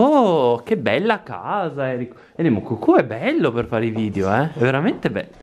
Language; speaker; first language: Italian; native; Italian